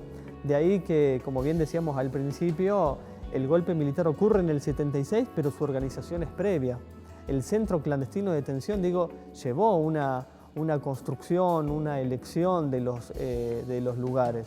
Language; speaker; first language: Spanish; native; Spanish